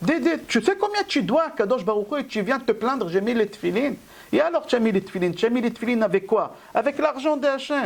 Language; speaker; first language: French; native; French